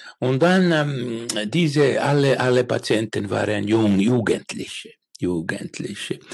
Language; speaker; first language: German; non-native, learner; Finnish